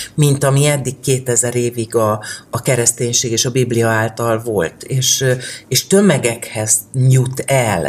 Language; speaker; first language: Hungarian; native; Hungarian